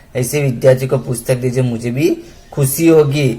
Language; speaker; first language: Hindi; non-native, local second language; Gujarati